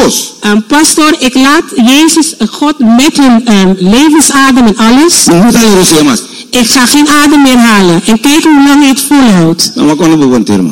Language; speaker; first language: Dutch; non-native, local second language; Papiamento